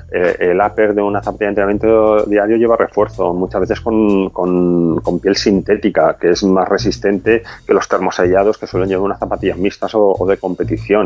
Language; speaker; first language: Spanish; native; Spanish